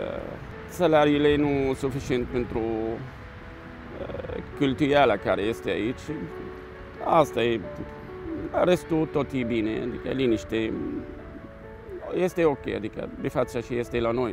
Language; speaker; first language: Romanian; non-native, learner; Arabic